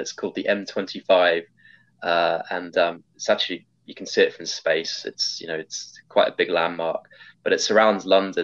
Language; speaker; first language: English; native; English